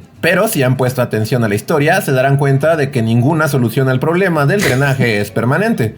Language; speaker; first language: Spanish; native; Spanish